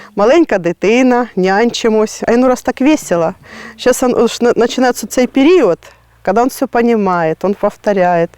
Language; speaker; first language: Ukrainian; non-native, local second language; Russian